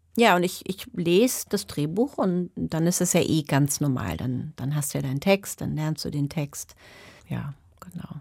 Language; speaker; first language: German; native; German